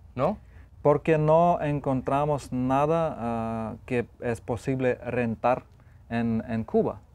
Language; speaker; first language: Spanish; non-native, fluent; Lithuanian